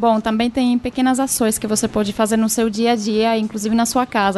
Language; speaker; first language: Portuguese; non-native, fluent; Czech